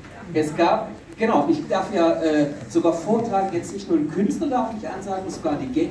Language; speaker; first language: German; native; German